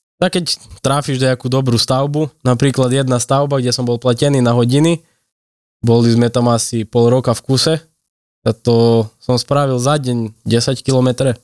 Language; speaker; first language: Slovak; native; Slovak